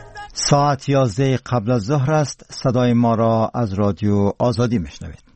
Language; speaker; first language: Persian; native; Persian